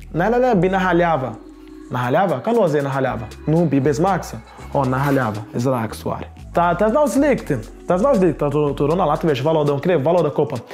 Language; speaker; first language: Latvian; non-native, learner; Portuguese